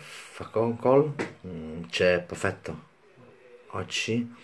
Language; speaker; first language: Italian; non-native, learner; German